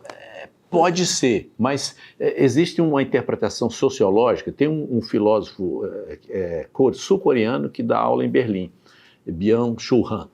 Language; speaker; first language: Portuguese; native; Portuguese